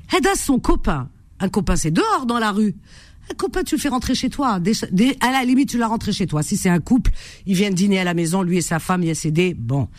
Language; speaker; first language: French; native; French